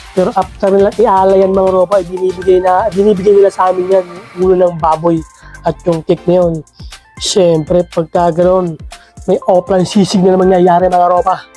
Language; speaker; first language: Filipino; native; Filipino